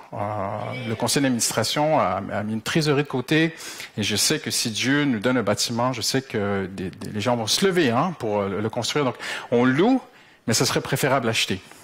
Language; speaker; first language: French; native; French